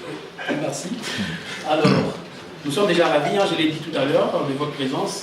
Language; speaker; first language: French; non-native, local second language; Lingala